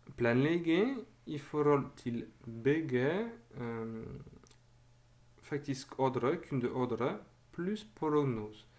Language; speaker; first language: Norwegian; non-native, learner; Dutch